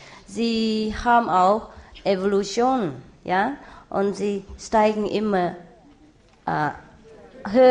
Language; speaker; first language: German; non-native, learner; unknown